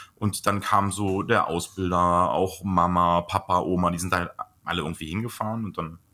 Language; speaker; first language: German; native; German